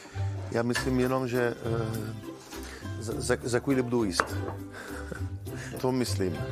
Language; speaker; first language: Czech; non-native, learner; Italian